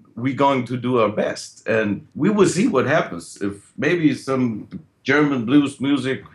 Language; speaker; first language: English; non-native, fluent; German